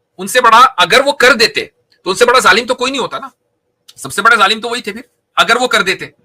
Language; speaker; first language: Urdu; native; Urdu